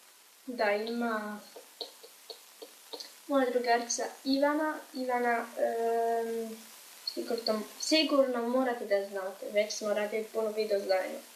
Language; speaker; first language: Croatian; early bilingual, heritage; Croatian